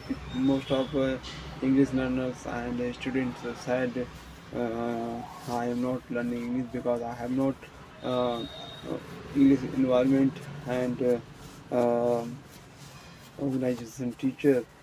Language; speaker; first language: English; non-native, learner; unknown